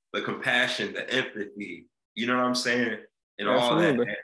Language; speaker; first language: English; native; English